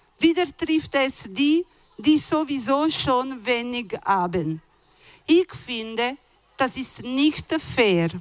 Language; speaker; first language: German; non-native, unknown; Italian